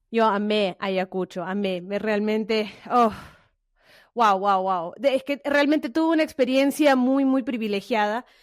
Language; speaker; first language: Spanish; early bilingual, heritage; Spanish